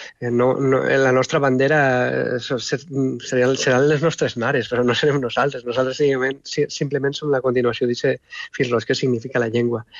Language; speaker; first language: Catalan; native; Catalan